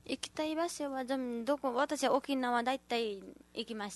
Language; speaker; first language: Japanese; non-native, learner; Nepali